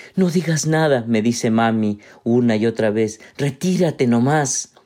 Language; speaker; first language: Spanish; native; Spanish